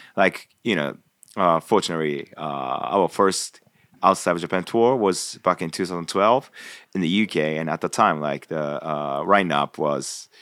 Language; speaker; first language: English; non-native, fluent; Japanese